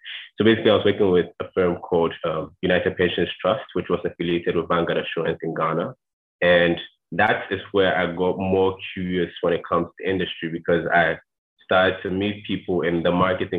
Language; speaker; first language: English; non-native, local second language; Akan